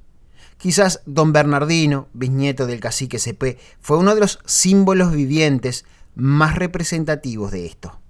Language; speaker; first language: Spanish; native; Spanish